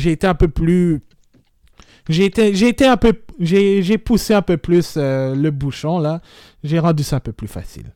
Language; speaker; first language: French; native; French